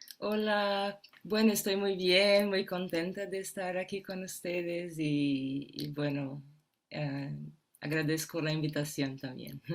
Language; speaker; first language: Spanish; non-native, fluent; Portuguese